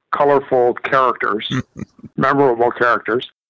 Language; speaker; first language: English; native; English